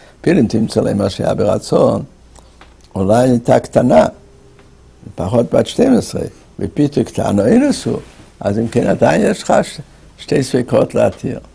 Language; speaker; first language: Hebrew; native; Hebrew